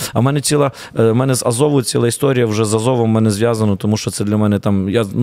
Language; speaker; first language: Ukrainian; native; Ukrainian